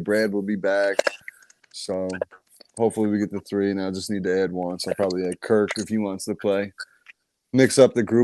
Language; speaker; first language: English; native; English